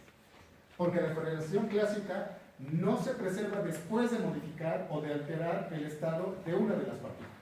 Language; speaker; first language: Spanish; native; Spanish